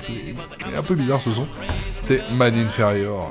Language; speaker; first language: French; native; French